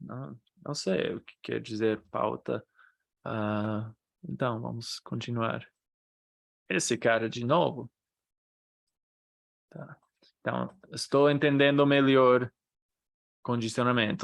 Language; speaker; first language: Portuguese; non-native, fluent; English